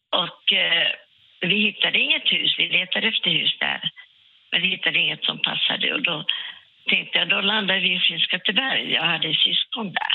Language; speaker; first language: Swedish; non-native, local second language; Finnish